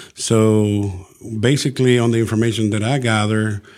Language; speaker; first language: English; early bilingual, other home language; Spanish